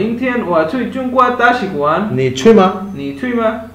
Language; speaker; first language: Chinese; non-native, learner; Bangla